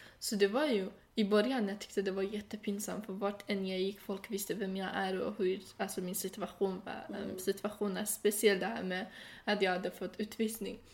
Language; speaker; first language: Swedish; non-native, fluent; Persian